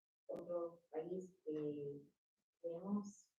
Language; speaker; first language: Spanish; non-native, learner; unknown